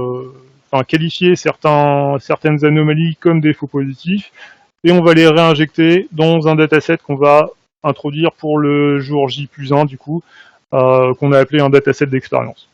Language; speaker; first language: French; native; French